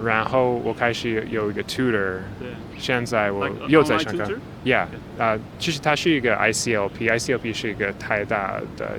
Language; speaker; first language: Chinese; non-native, fluent; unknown